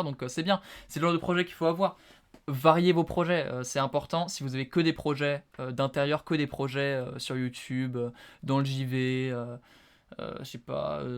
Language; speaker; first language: French; native; French